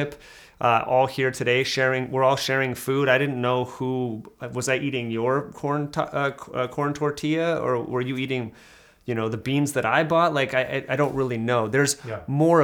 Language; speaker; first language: English; native; English